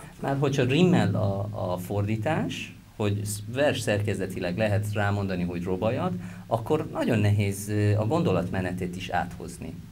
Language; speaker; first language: Hungarian; non-native, fluent; Persian